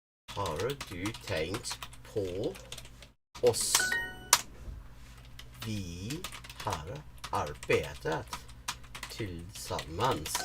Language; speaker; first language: Swedish; non-native, learner; English